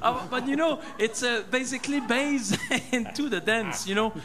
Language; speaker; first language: English; non-native, fluent; French